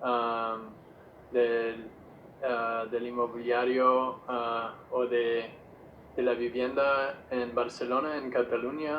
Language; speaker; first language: Spanish; non-native, fluent; English